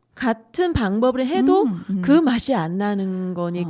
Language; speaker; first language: Korean; non-native, fluent; Vietnamese